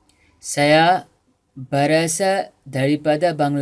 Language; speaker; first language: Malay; non-native, learner; Bangla